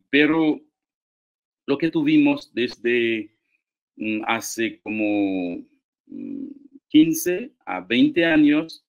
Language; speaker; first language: Spanish; non-native, fluent; Haitian Creole